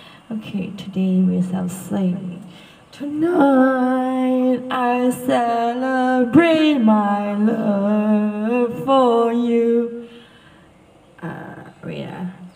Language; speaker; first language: English; non-native, local second language; Chinese